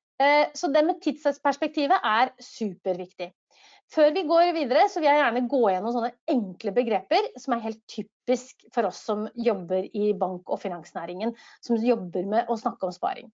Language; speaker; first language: Norwegian; native; Norwegian